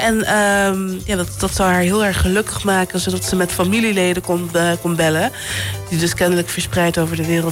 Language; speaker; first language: Dutch; native; Dutch